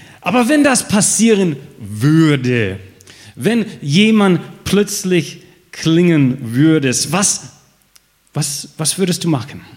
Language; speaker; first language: German; non-native, fluent; English